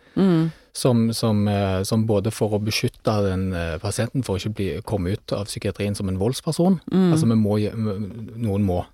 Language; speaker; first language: Norwegian; native; Norwegian